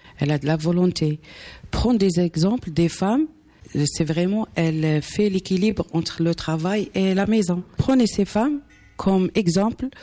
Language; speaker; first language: French; non-native, local second language; Arabic